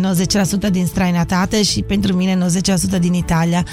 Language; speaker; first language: Romanian; non-native, fluent; Italian